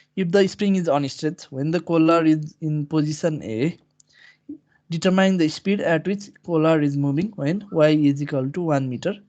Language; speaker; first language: English; non-native, local second language; Nepali